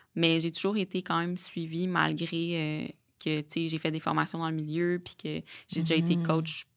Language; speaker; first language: French; native; French